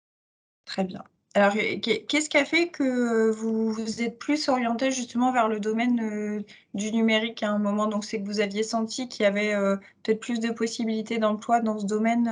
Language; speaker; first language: French; native; French